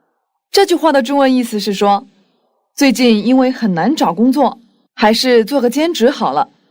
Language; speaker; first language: Chinese; non-native, fluent; Korean